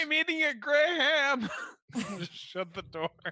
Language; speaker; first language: English; native; English